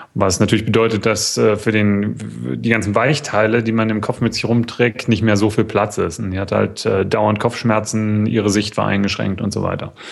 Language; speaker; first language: German; native; German